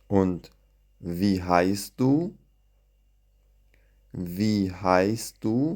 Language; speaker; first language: German; non-native, fluent; Central Kurdish